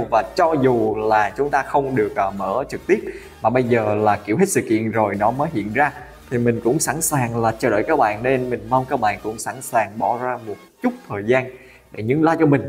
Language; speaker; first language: Vietnamese; native; Vietnamese